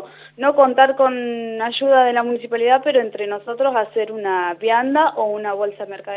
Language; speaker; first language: Spanish; native; Spanish